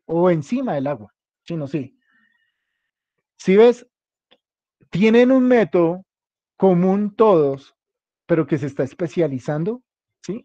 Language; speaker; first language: Spanish; native; Spanish